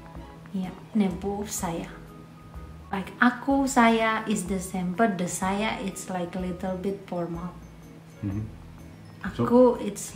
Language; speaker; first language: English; non-native, fluent; Indonesian